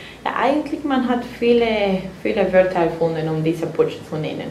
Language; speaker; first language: German; non-native, fluent; Spanish